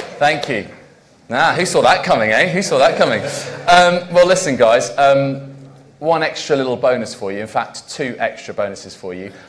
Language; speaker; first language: English; native; English